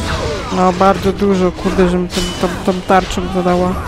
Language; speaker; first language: Polish; native; Polish